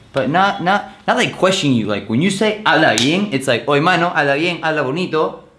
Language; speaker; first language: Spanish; non-native, fluent; English